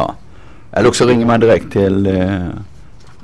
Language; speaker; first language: Swedish; native; Swedish